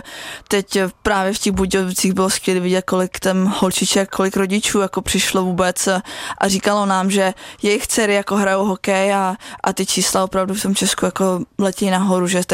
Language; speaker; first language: Czech; native; Czech